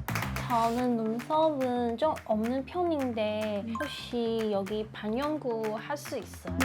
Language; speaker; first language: Korean; non-native, learner; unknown